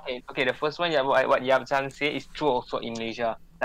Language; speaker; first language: English; non-native, local second language; Malay